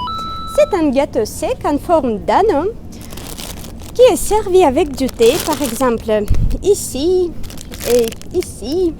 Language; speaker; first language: French; non-native, fluent; Russian